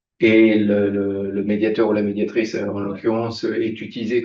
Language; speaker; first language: French; native; French